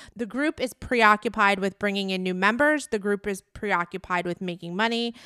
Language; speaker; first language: English; native; English